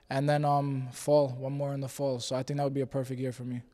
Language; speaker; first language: English; native; English